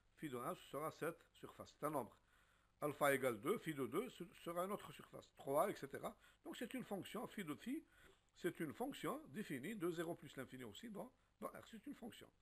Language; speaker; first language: French; non-native, local second language; Arabic